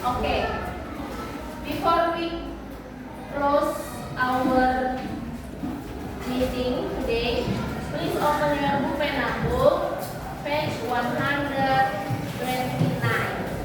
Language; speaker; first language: English; non-native, learner; Indonesian